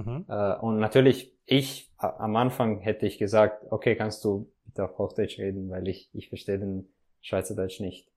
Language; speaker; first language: German; non-native, fluent; Italian